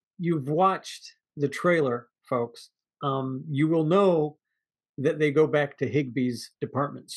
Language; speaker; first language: English; native; English